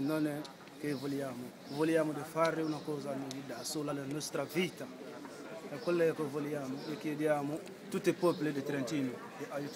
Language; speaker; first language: Italian; non-native, learner; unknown